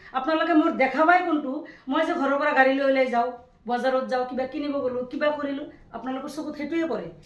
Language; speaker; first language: Assamese; non-native, local second language; Bangla